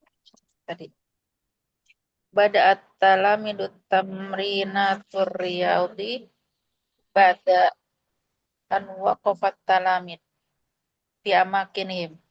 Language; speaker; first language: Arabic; non-native, learner; Indonesian